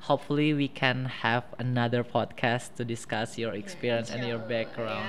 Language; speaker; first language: English; non-native, fluent; Indonesian